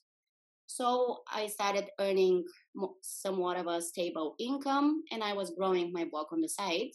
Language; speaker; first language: English; non-native, fluent; Bulgarian